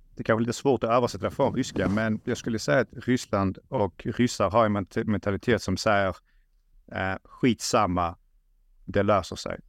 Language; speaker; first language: Swedish; early bilingual, other home language; Russian